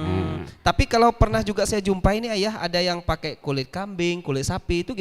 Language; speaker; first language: Malay; native; Malay